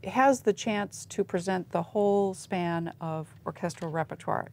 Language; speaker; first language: English; native; English